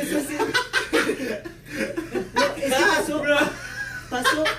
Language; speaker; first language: Spanish; native; Spanish